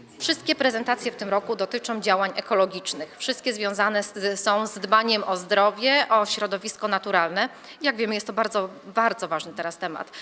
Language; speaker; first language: Polish; native; Polish